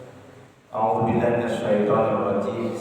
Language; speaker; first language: Indonesian; native; Indonesian